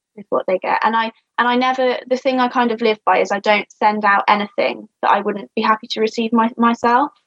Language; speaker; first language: English; native; English